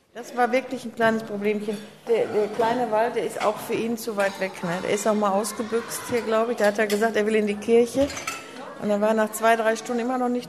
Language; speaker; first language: German; native; German